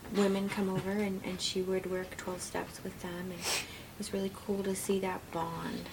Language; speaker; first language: English; native; English